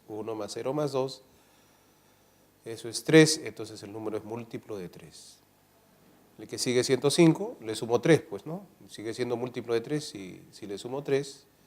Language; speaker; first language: Spanish; native; Spanish